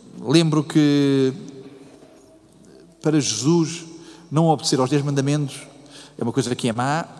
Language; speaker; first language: Portuguese; native; Portuguese